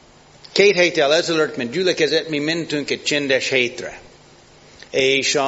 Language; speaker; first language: Hungarian; non-native, fluent; English